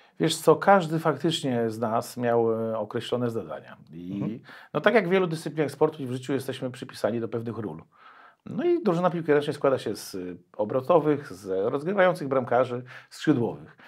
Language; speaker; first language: Polish; native; Polish